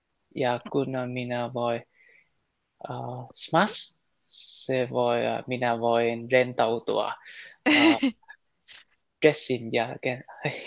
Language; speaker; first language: Finnish; non-native, learner; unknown